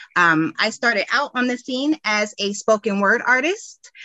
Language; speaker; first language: English; native; English